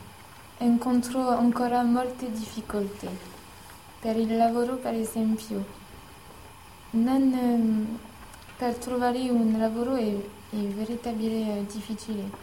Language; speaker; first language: Italian; non-native, learner; French